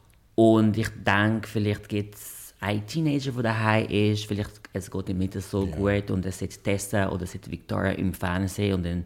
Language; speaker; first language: German; non-native, fluent; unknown